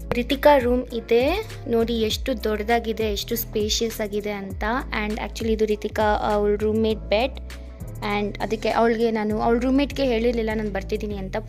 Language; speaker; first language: Kannada; non-native, local second language; Telugu